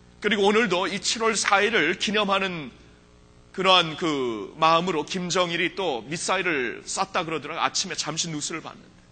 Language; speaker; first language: Korean; early bilingual, heritage; Korean